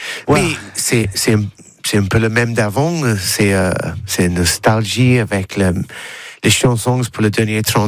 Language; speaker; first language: French; non-native, learner; English